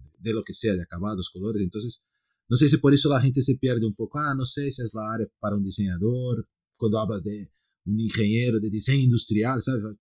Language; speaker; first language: Spanish; non-native, fluent; Portuguese